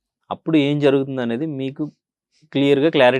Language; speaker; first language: Telugu; native; Telugu